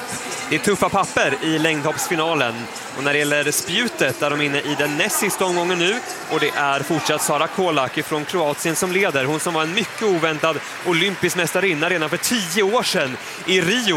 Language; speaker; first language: Swedish; native; Swedish